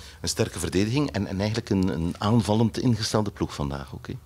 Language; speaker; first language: Dutch; native; Dutch